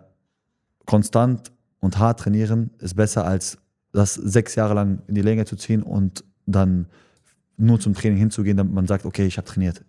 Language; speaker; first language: German; early bilingual, other home language; Chechen